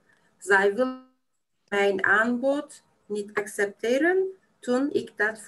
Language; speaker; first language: Dutch; non-native, learner; Turkish